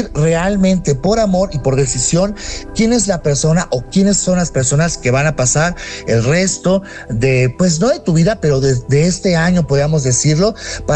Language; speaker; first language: Spanish; native; Spanish